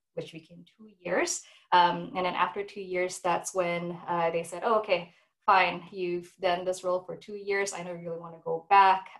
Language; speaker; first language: English; non-native, fluent; Indonesian